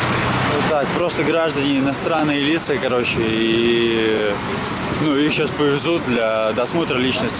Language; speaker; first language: Russian; native; Russian